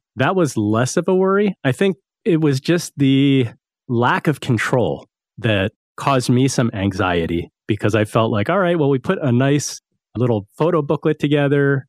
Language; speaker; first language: English; native; English